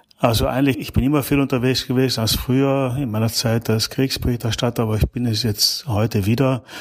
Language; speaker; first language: German; native; German